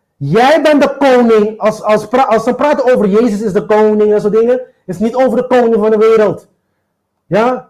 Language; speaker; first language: Dutch; non-native, local second language; Papiamento